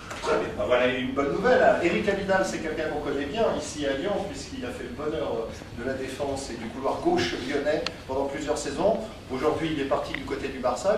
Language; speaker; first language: French; native; French